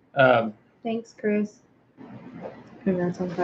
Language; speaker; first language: English; native; English